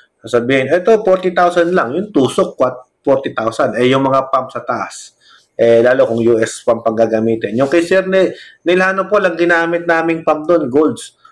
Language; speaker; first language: Filipino; non-native, local second language; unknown